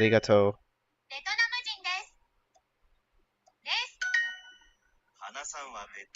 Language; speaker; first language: Japanese; non-native, learner; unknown